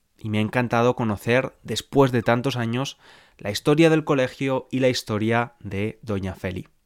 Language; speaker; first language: Spanish; native; Spanish